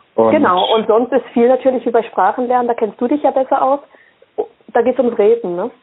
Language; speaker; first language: German; early bilingual, other home language; Swiss German